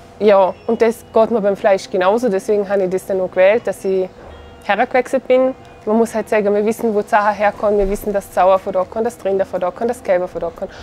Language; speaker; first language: German; native; German